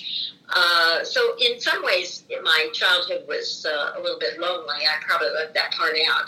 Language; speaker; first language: English; native; English